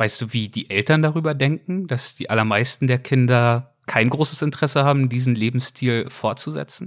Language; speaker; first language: German; native; German